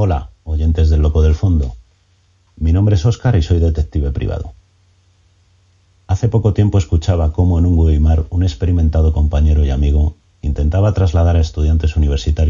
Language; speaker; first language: Spanish; native; Spanish